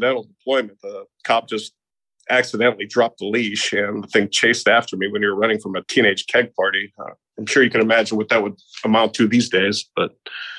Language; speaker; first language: English; native; English